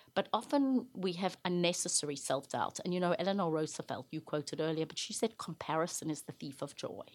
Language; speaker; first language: English; native; English